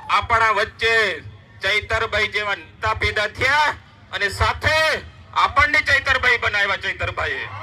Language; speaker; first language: Gujarati; non-native, local second language; Vasavi